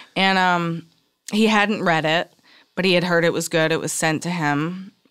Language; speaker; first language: English; native; English